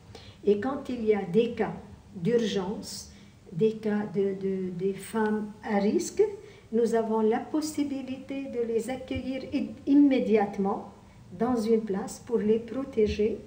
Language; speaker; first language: French; non-native, local second language; Arabic